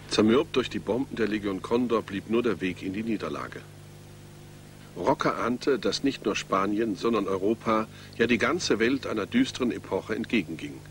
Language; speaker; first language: German; native; German